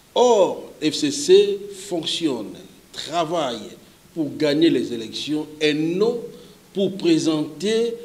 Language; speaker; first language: French; non-native, local second language; Lingala